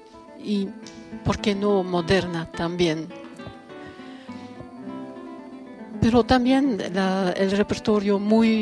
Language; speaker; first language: Spanish; non-native, fluent; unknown